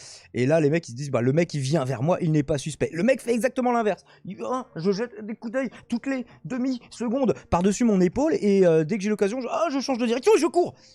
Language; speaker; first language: French; native; French